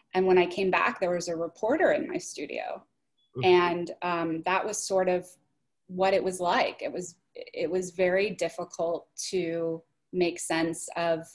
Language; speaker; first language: English; native; English